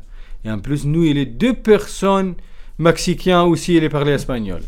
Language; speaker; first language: French; non-native, learner; Kurdish